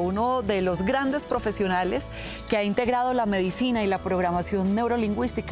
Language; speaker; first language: Spanish; native; Spanish